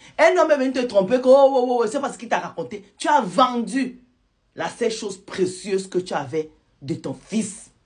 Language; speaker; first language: French; non-native, local second language; Lingala